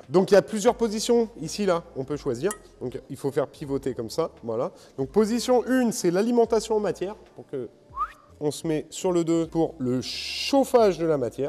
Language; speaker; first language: French; native; French